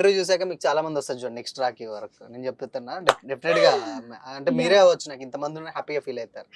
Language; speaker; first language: Telugu; native; Telugu